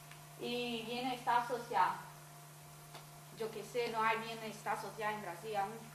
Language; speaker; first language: Spanish; non-native, fluent; Portuguese